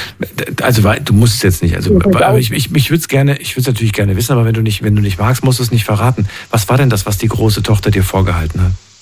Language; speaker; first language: German; native; German